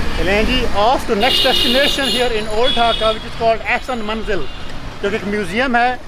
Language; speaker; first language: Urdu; non-native, local second language; Punjabi